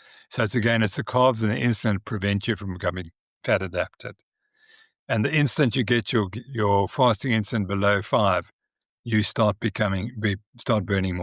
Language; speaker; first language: English; native; English